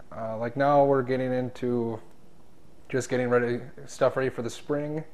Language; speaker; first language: English; native; English